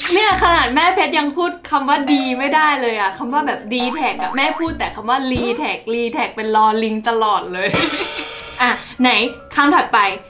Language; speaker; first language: Thai; native; Thai